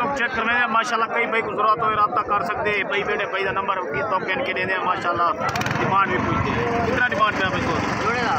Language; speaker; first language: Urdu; non-native, local second language; Saraiki